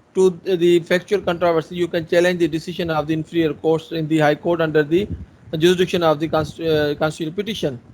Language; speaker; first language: English; non-native, local second language; Urdu